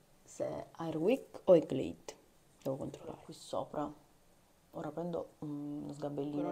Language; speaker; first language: Italian; native; Italian